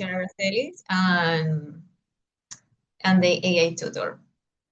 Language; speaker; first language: English; non-native, learner; Spanish